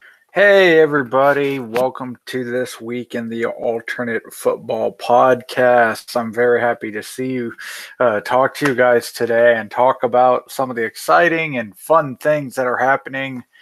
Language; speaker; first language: English; native; English